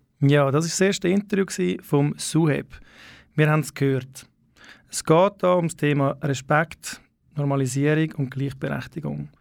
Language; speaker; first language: German; native; German